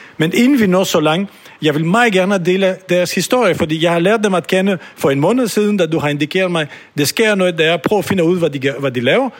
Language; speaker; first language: Danish; non-native, fluent; French